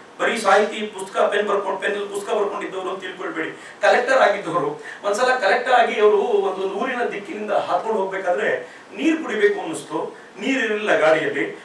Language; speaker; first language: Kannada; native; Kannada